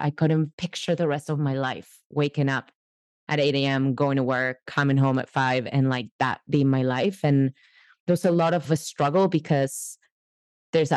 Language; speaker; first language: English; non-native, fluent; Spanish